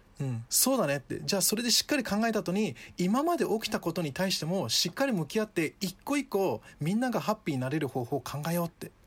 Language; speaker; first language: Japanese; early bilingual, other home language; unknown